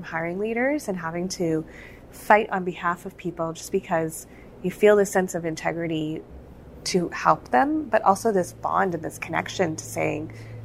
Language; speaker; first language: English; native; English